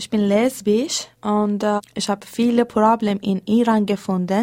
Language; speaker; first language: German; non-native, learner; Persian